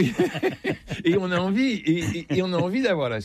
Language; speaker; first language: French; native; French